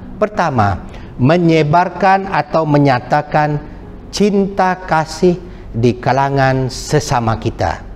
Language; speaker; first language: Malay; non-native, local second language; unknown